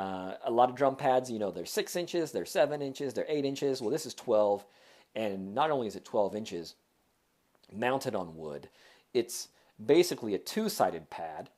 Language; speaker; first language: English; native; English